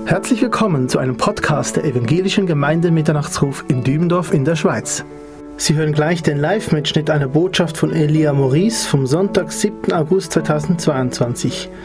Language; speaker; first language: German; native; German